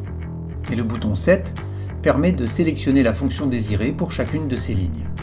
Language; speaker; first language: French; native; French